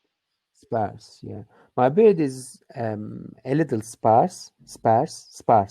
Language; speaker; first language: English; non-native, learner; Turkish